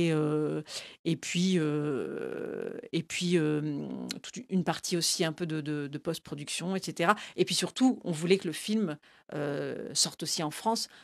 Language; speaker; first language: French; native; French